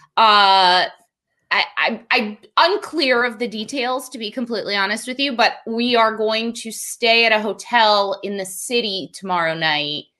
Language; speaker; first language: English; native; English